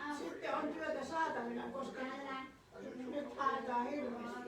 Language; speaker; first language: Finnish; non-native, learner; Thai